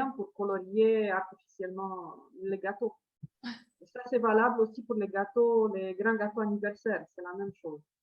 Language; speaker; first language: French; non-native, fluent; Romanian